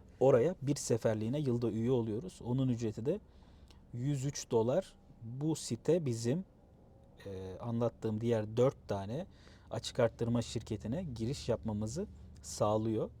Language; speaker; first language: Turkish; native; Turkish